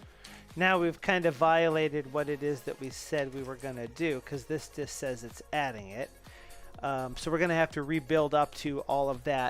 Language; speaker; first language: English; native; English